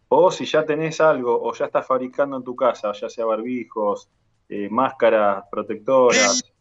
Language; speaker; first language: Spanish; native; Spanish